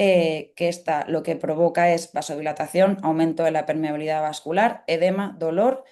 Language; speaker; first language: Spanish; native; Spanish